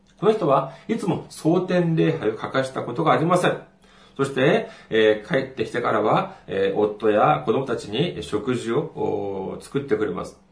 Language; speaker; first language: Japanese; non-native, fluent; Korean